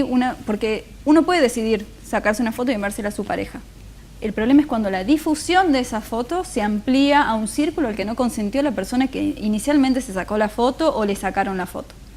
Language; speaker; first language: Spanish; native; Spanish